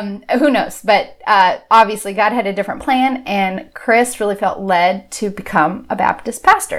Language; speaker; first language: English; native; English